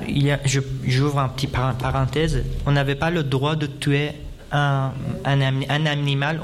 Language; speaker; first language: French; non-native, fluent; Persian